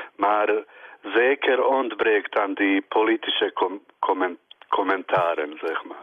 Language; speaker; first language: Dutch; non-native, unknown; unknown